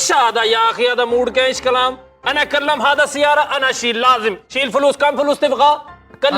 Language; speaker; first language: Arabic; non-native, learner; Punjabi